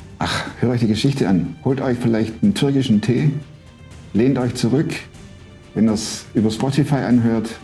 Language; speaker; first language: German; native; German